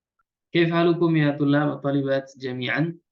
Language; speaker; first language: Arabic; non-native, fluent; Indonesian